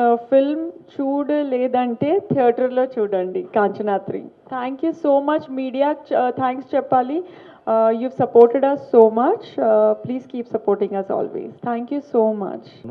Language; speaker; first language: Telugu; non-native, learner; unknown